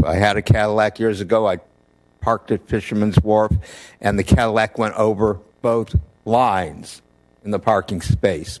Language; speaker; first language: English; native; English